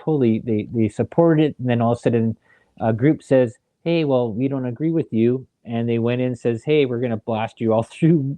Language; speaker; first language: English; native; English